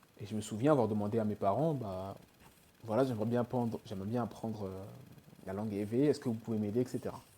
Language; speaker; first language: French; early bilingual, other home language; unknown